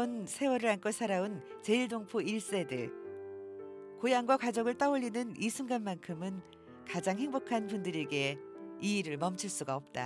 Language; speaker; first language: Korean; native; Korean